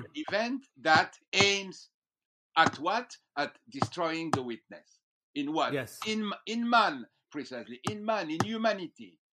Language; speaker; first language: English; non-native, fluent; French